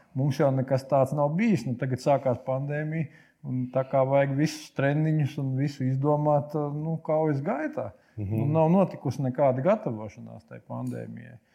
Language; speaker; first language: Latvian; native; Latvian